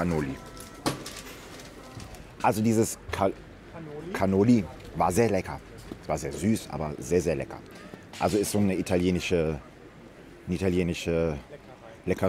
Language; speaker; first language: German; native; German